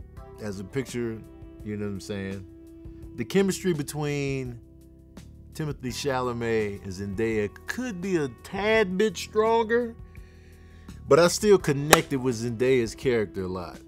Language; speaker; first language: English; native; English